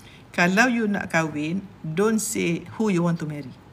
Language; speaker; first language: English; non-native, local second language; Malay